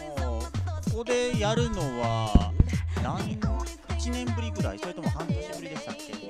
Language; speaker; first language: Japanese; native; Japanese